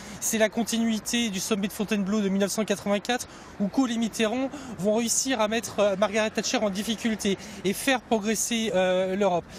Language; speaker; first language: French; native; French